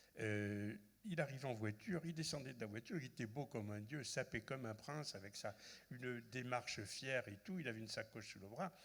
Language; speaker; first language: French; non-native, local second language; Arabic